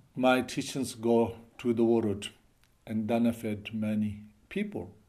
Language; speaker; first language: English; non-native, learner; Chinese